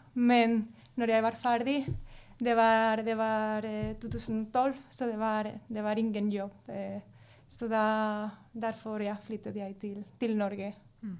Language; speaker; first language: Norwegian; non-native, fluent; Spanish